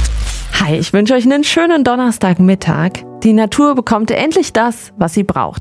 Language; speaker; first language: German; native; German